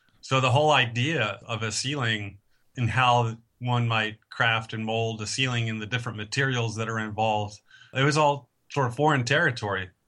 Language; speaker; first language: English; native; English